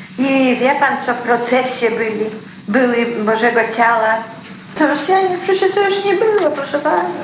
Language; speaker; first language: Polish; early bilingual, heritage; Polish